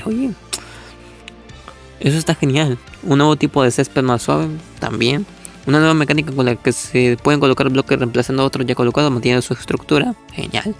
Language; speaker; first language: Spanish; native; Spanish